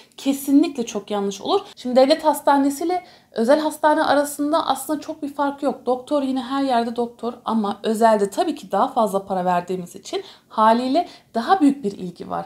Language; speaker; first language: Turkish; early bilingual, heritage; Turkish